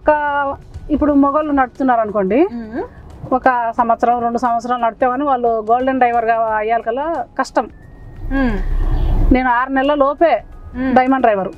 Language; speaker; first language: Telugu; native; Telugu